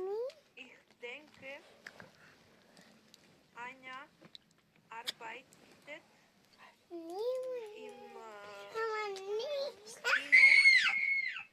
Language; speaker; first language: German; non-native, learner; Macedonian